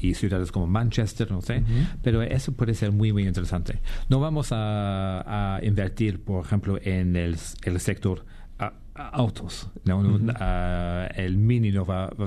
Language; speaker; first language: Spanish; non-native, fluent; English